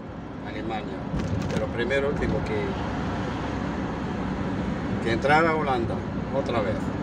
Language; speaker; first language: Spanish; non-native, fluent; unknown